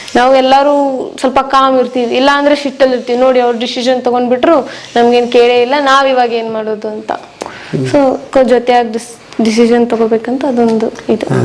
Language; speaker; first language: Kannada; non-native, local second language; Marwari